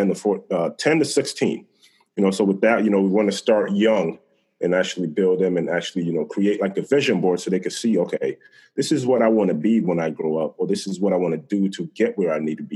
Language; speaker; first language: English; native; English